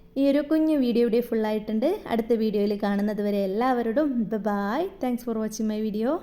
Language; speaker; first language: Malayalam; native; Malayalam